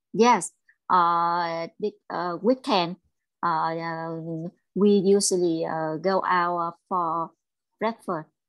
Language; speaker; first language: English; non-native, learner; Vietnamese